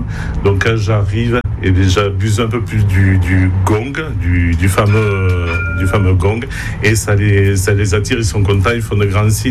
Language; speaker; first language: French; native; French